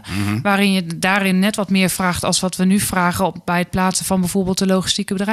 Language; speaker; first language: Dutch; native; Dutch